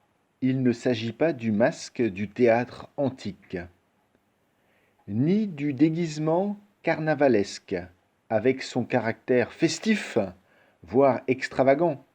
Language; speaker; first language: French; native; French